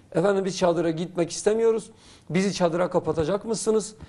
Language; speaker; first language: Turkish; native; Turkish